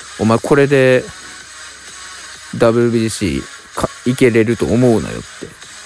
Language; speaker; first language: Japanese; native; Japanese